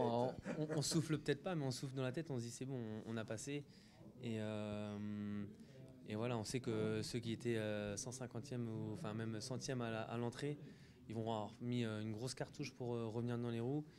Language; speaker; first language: French; native; French